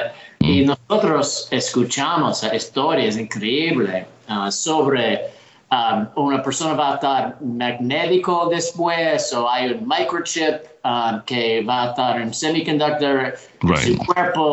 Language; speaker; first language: Spanish; non-native, learner; English